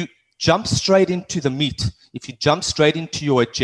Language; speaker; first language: English; native; English